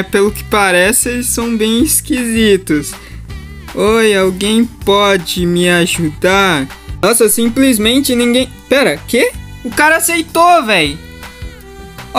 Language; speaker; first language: Portuguese; native; Portuguese